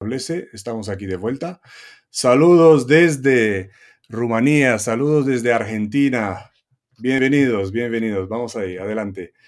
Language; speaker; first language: Spanish; non-native, fluent; Romanian